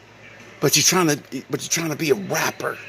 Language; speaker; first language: English; native; English